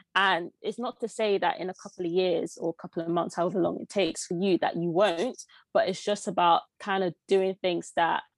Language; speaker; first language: English; early bilingual, other home language; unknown